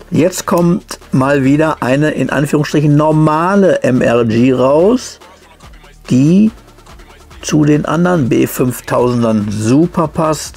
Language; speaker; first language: German; native; German